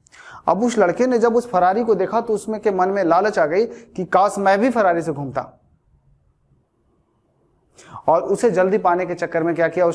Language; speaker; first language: Hindi; native; Hindi